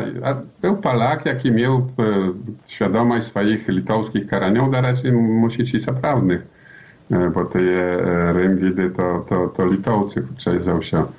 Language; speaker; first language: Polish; non-native, learner; Belarusian